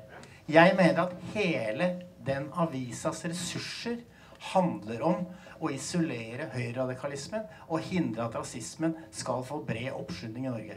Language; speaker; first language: Norwegian; native; Norwegian